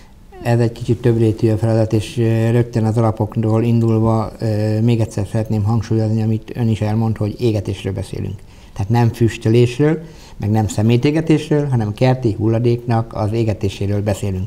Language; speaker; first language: Hungarian; native; Hungarian